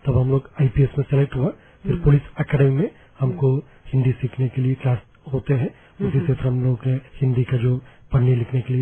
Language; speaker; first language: Hindi; non-native, local second language; Tamil